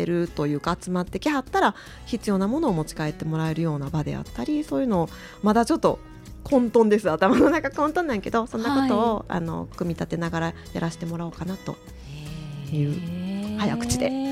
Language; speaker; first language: Japanese; native; Japanese